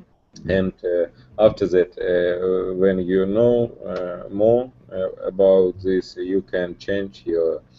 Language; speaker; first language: English; non-native, learner; Russian